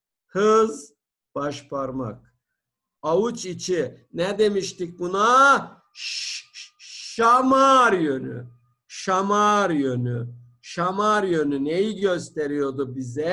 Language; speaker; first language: Turkish; native; Turkish